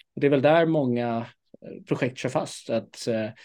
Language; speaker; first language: Swedish; native; Swedish